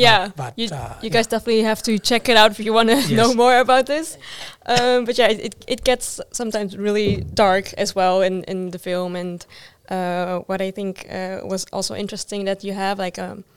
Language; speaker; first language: English; non-native, fluent; Dutch